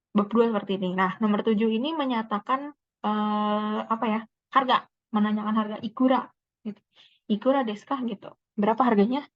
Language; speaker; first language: Indonesian; native; Indonesian